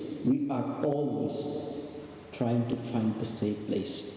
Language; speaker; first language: English; non-native, learner; Arabic